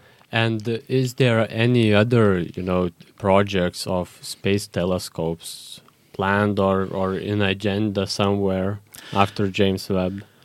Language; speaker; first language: English; non-native, fluent; Lithuanian